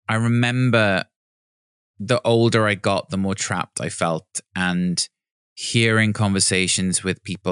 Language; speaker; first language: English; native; English